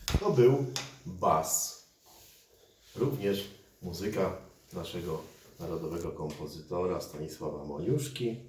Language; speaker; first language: Polish; native; Polish